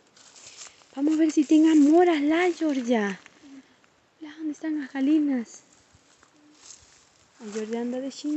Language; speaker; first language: Spanish; non-native, learner; Portuguese